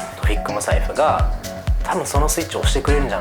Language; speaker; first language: Japanese; native; Japanese